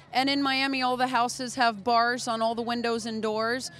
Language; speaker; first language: English; native; English